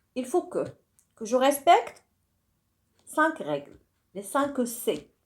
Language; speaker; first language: French; non-native, local second language; Arabic